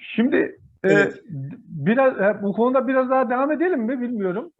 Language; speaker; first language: Turkish; non-native, local second language; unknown